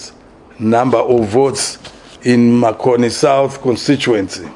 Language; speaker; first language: English; non-native, local second language; Shona